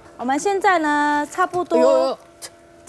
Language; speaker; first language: Chinese; native; Chinese